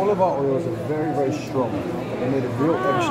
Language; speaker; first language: English; native; English